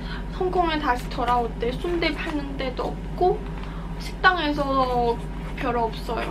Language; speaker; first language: Korean; non-native, learner; Cantonese